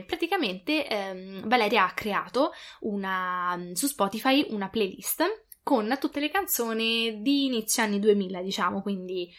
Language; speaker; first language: Italian; native; Italian